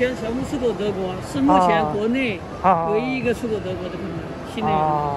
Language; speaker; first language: Chinese; native; Chinese